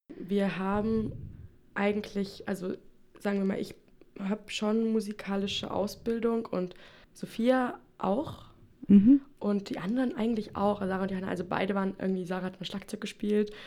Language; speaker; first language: German; non-native, local second language; Upper Sorbian